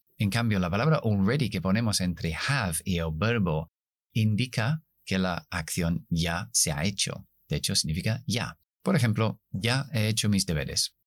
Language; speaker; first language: Spanish; non-native, fluent; English